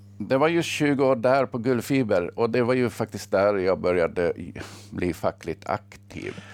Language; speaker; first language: Swedish; early bilingual, other home language; Finnish